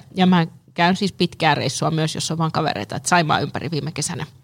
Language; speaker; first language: Finnish; native; Finnish